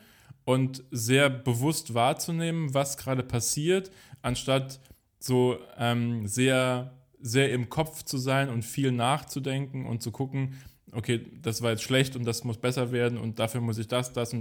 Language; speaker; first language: German; native; German